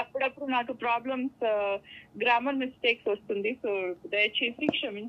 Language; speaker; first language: Telugu; non-native, fluent; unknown